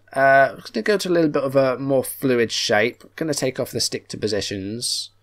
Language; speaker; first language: English; native; English